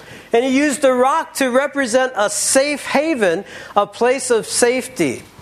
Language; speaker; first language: English; native; English